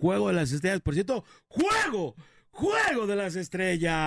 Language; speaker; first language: Spanish; native; Spanish